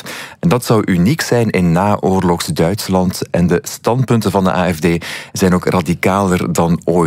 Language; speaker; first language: Dutch; native; Dutch